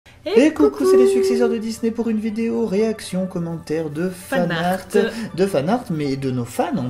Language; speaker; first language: French; native; French